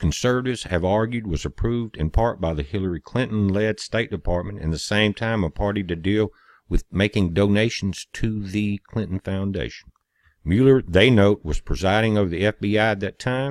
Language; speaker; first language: English; native; English